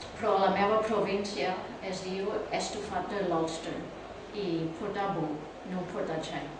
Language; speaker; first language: Catalan; non-native, learner; English